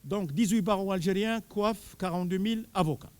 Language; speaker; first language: French; non-native, local second language; Arabic